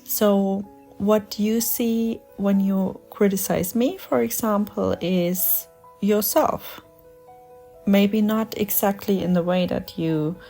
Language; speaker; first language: English; non-native, fluent; German